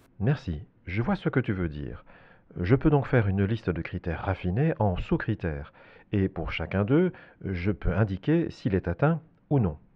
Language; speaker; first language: French; native; French